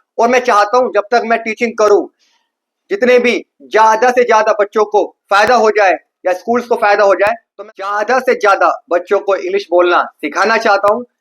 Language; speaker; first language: Hindi; native; Hindi